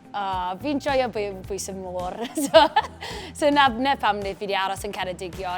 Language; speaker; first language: Welsh; native; Welsh